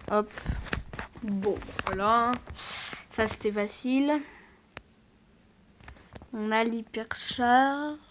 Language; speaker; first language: French; native; French